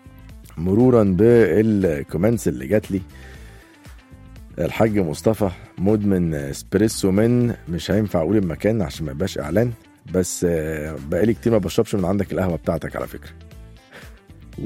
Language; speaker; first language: Arabic; native; Arabic